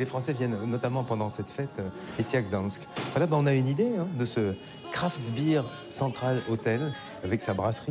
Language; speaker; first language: French; native; French